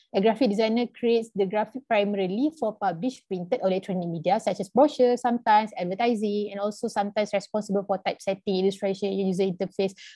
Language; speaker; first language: English; non-native, local second language; Malay